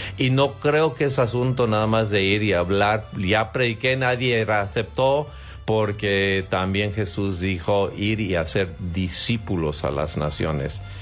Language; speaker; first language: Spanish; non-native, fluent; English